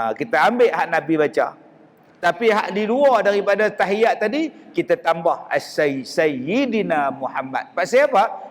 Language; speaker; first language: Malay; native; Malay